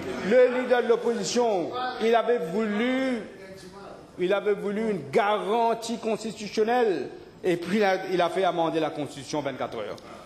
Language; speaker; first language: French; non-native, local second language; Morisyen